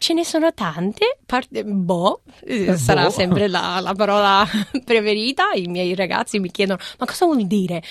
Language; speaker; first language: Italian; non-native, fluent; English